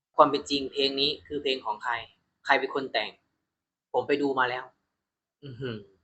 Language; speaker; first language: Thai; native; Thai